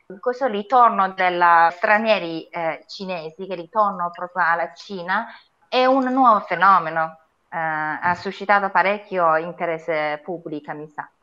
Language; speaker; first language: Italian; non-native, fluent; Chinese